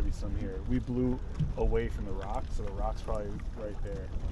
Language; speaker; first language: English; native; English